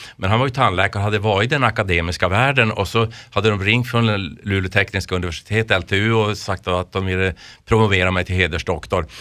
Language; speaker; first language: Swedish; native; Swedish